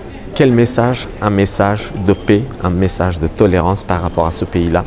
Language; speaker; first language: French; non-native, fluent; Persian